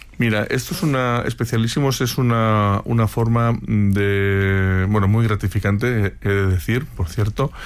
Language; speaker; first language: Spanish; native; Spanish